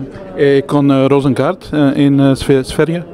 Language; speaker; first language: Portuguese; non-native, learner; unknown